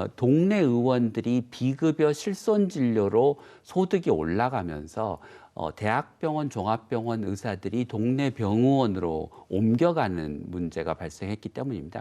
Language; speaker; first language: Korean; native; Korean